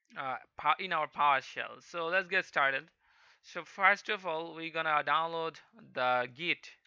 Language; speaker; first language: English; non-native, local second language; Hindi